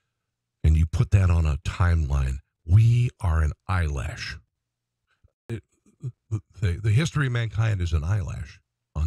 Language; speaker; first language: English; native; English